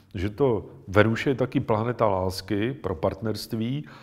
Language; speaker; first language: Czech; native; Czech